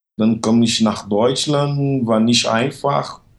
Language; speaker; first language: German; non-native, learner; Portuguese